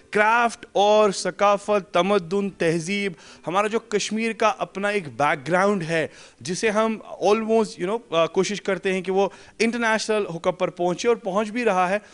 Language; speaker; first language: Hindi; non-native, local second language; Kashmiri